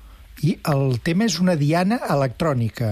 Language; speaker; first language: Catalan; native; Catalan